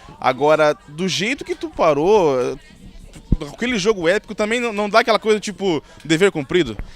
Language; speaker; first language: Portuguese; native; Portuguese